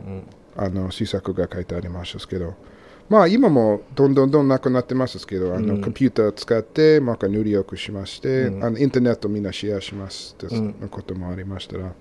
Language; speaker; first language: Japanese; non-native, learner; English